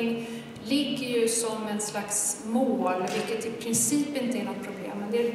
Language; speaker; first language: Swedish; native; Swedish